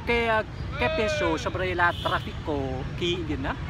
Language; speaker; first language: Spanish; non-native, learner; Vietnamese